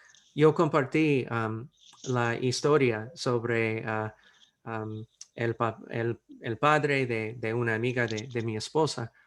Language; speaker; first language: Spanish; non-native, fluent; English